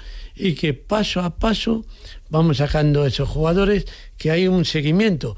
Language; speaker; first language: Spanish; native; Spanish